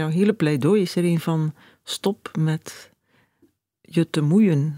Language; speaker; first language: Dutch; native; Dutch